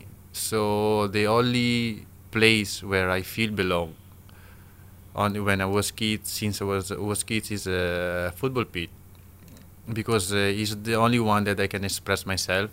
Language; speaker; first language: English; non-native, learner; Italian